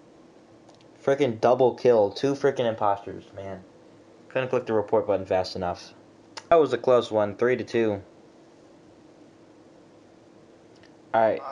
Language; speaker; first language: English; native; English